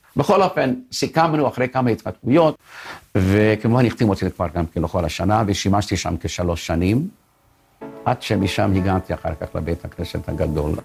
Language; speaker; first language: Hebrew; non-native, fluent; Hungarian